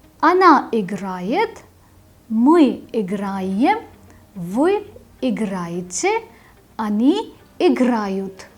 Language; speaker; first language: Russian; non-native, fluent; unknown